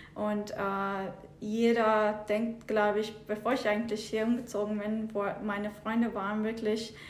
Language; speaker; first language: German; non-native, fluent; Turkish